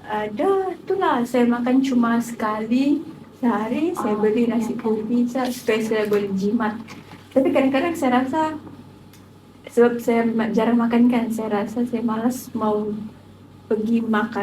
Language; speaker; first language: Malay; native; Malay